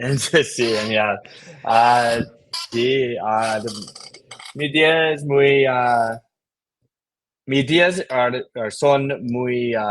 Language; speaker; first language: Spanish; non-native, learner; English